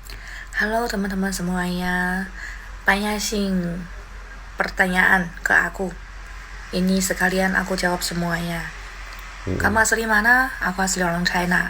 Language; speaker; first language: Indonesian; non-native, learner; Chinese